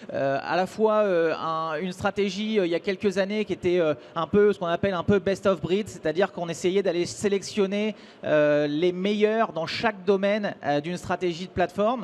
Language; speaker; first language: French; native; French